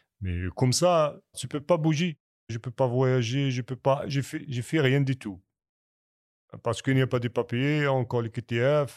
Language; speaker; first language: French; non-native, learner; Kabyle